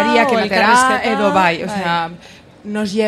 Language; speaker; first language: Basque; non-native, local second language; Spanish